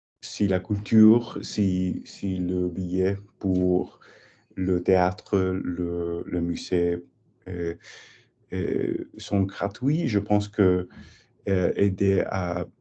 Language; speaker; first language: French; non-native, learner; English